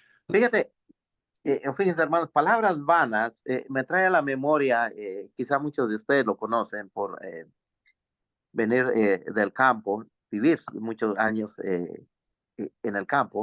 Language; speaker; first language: Spanish; native; Spanish